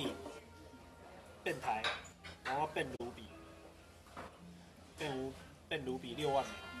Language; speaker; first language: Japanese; non-native, learner; Chinese